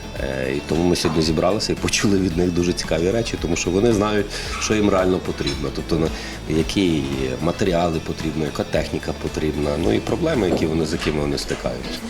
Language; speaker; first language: Ukrainian; native; Ukrainian